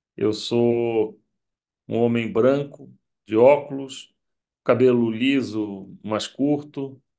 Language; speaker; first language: Portuguese; native; Portuguese